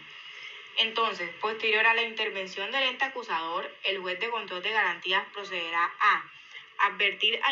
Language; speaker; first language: Spanish; native; Spanish